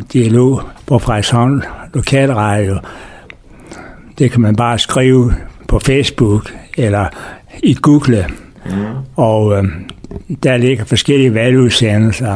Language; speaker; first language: Danish; native; Danish